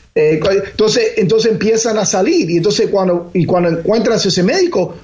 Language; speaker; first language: Spanish; early bilingual, heritage; Spanish